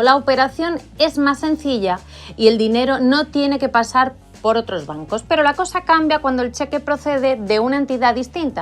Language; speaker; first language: Spanish; native; Spanish